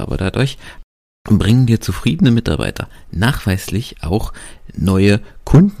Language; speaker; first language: German; native; German